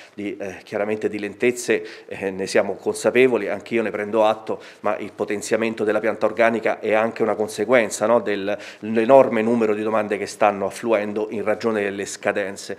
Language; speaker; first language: Italian; native; Italian